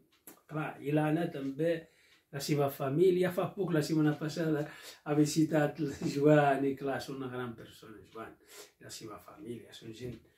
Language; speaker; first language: Catalan; non-native, local second language; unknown